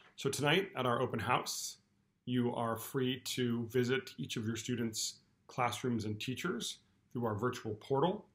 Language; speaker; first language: English; native; English